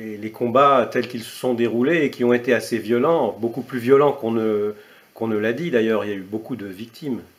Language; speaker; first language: French; native; French